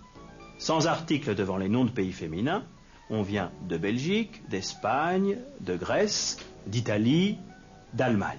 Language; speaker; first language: French; native; French